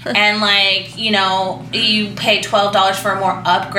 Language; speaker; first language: English; native; English